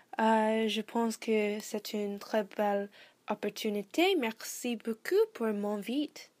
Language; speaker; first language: French; non-native, learner; English